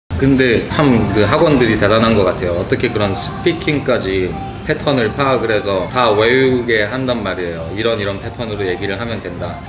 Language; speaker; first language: Korean; native; Korean